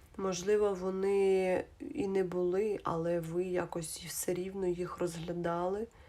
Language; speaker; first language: Ukrainian; non-native, local second language; Russian